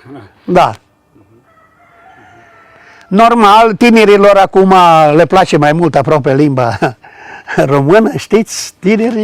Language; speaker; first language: Romanian; non-native, local second language; Ukrainian